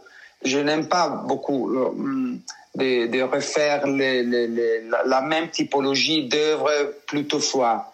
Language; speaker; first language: French; non-native, learner; Italian